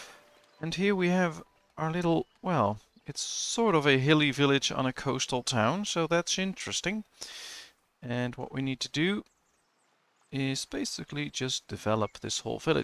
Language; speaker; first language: English; non-native, fluent; Dutch